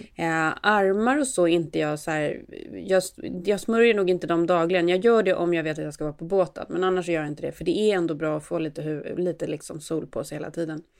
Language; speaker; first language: Swedish; native; Swedish